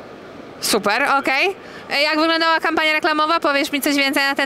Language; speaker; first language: Polish; native; Polish